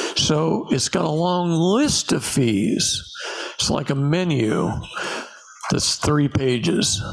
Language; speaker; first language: English; native; English